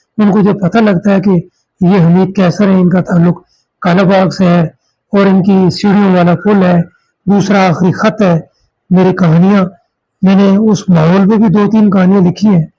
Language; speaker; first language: Urdu; non-native, local second language; Saraiki